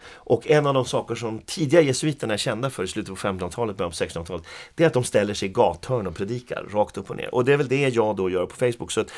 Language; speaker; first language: Swedish; native; Swedish